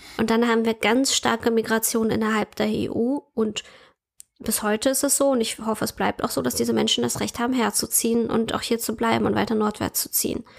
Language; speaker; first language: German; early bilingual, other home language; Russian